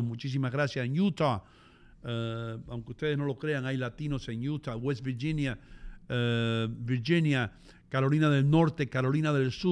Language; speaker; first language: Spanish; native; Spanish